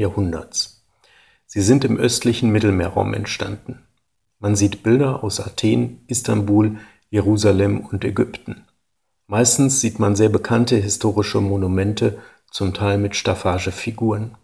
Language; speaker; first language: German; native; German